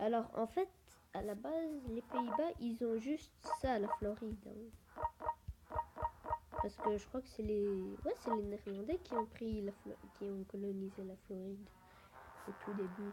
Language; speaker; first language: French; native; French